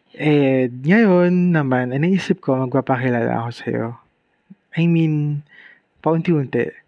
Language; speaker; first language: Filipino; non-native, local second language; Bikol